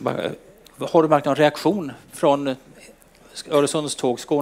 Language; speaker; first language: Swedish; native; Swedish